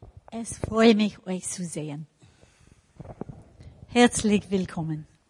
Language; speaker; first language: German; non-native, learner; English